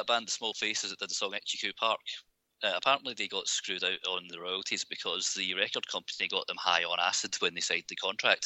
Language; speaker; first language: English; native; English